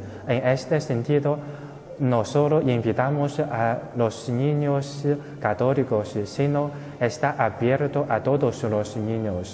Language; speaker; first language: Spanish; non-native, fluent; Chinese